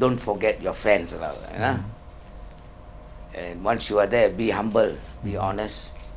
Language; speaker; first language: English; non-native, local second language; Tamil